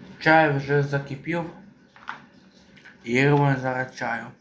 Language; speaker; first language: Ukrainian; non-native, local second language; Russian